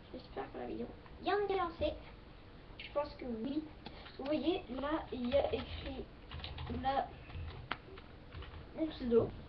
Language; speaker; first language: French; native; French